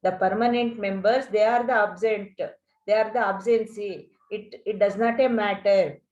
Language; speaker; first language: English; non-native, local second language; Kannada